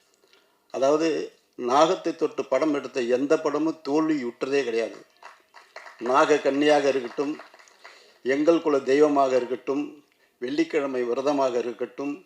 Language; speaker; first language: Tamil; native; Tamil